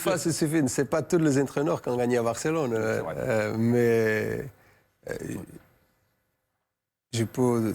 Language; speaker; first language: French; non-native, fluent; Portuguese